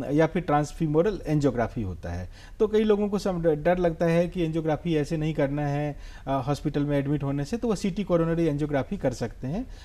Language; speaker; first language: Hindi; native; Hindi